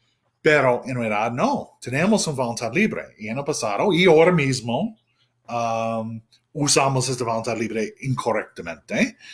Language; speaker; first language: Spanish; non-native, fluent; English